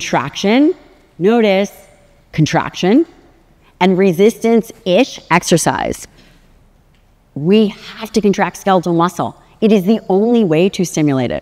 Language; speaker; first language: English; native; English